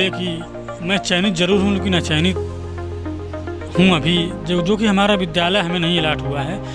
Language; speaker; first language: Hindi; native; Hindi